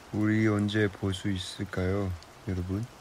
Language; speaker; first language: Korean; non-native, learner; Chinese